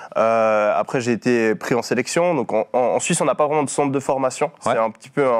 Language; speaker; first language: French; native; French